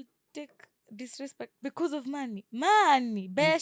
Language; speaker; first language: English; non-native, local second language; Swahili